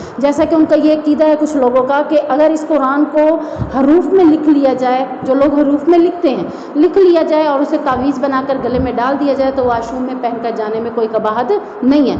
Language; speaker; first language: Urdu; non-native, local second language; Saraiki